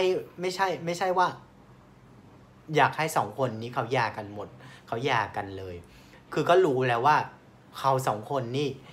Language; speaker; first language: Thai; non-native, fluent; Vietnamese